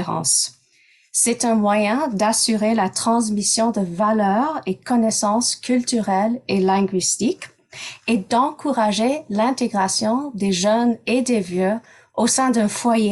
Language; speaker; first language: French; non-native, local second language; English